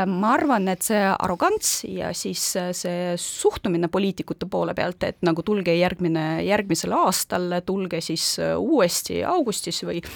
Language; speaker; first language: Estonian; non-native, local second language; Russian